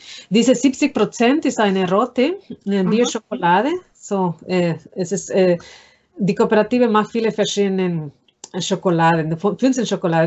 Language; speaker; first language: German; non-native, fluent; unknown